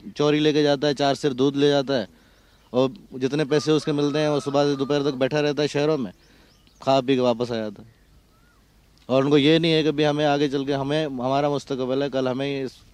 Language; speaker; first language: Urdu; non-native, local second language; Sindhi